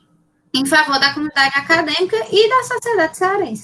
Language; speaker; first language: Portuguese; native; Portuguese